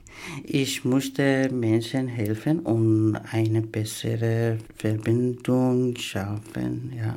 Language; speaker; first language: German; non-native, learner; Persian